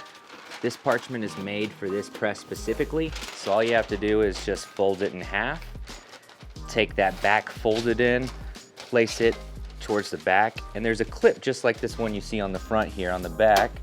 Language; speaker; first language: English; native; English